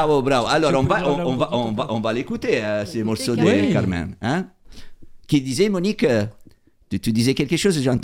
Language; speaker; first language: French; non-native, fluent; Italian